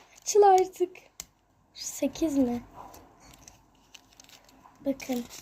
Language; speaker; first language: Turkish; native; Turkish